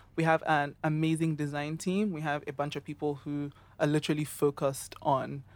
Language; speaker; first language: English; non-native, local second language; Yoruba